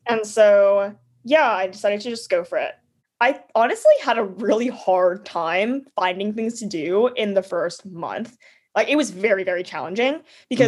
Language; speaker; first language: English; native; English